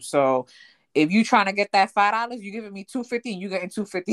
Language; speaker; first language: English; early bilingual, other home language; Spanish